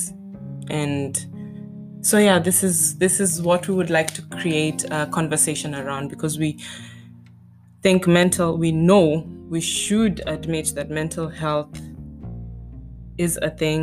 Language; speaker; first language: English; non-native, local second language; Tswana